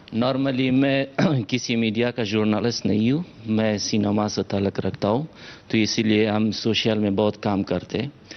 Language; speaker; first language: Hindi; non-native, fluent; Persian